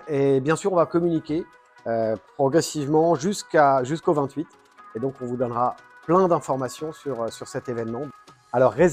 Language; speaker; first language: French; native; French